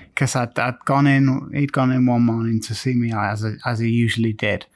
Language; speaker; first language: English; native; English